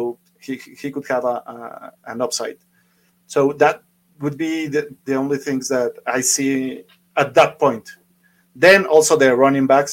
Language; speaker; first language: English; non-native, fluent; Spanish